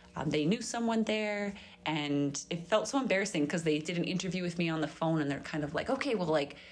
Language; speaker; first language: English; native; English